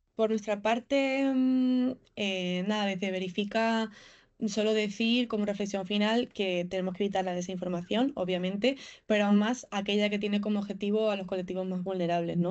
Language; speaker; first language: Spanish; native; Spanish